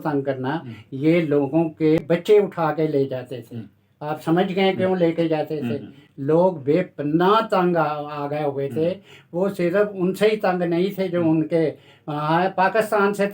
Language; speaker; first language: Urdu; non-native, local second language; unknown